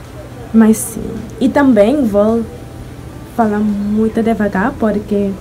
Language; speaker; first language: Portuguese; non-native, learner; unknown